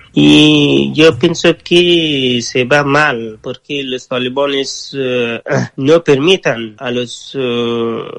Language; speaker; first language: Spanish; non-native, learner; Persian